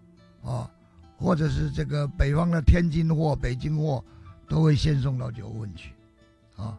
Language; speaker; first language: Chinese; native; Chinese